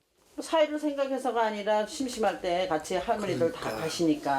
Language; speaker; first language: Korean; native; Korean